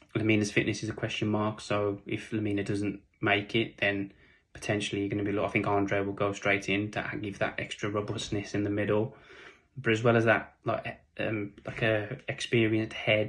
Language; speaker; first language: English; native; English